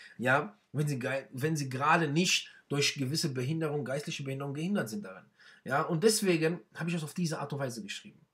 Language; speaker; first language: German; non-native, fluent; Arabic